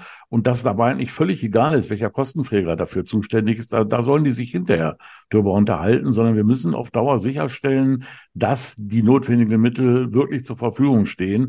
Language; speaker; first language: German; native; German